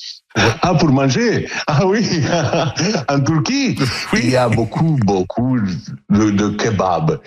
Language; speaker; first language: French; non-native, fluent; Italian